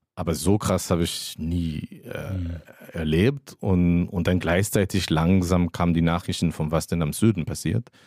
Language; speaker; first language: German; non-native, fluent; Hebrew